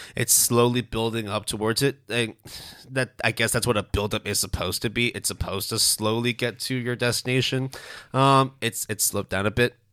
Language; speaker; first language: English; non-native, fluent; Cantonese